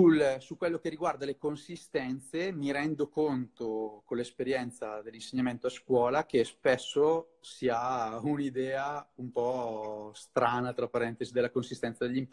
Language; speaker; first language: Italian; native; Italian